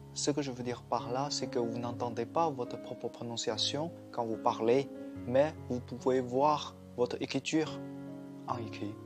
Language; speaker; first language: French; non-native, fluent; Chinese